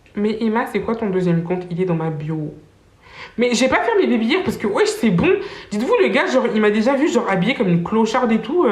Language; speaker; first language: French; early bilingual, other home language; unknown